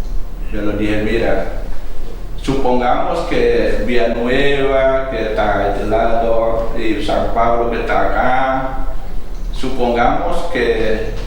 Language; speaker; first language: Spanish; non-native, fluent; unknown